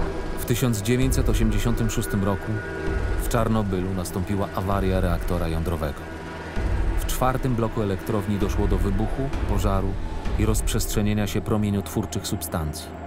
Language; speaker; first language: Polish; native; Polish